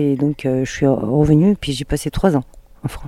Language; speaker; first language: French; non-native, fluent; Mongolian